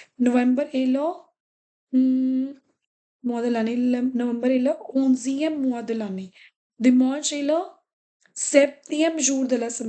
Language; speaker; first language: French; non-native, fluent; Hindi